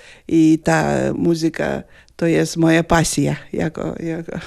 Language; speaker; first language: Polish; non-native, fluent; Lithuanian